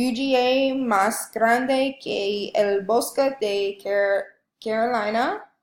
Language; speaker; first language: Spanish; non-native, learner; English